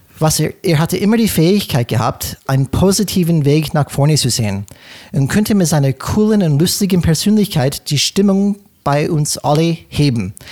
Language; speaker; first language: German; non-native, fluent; English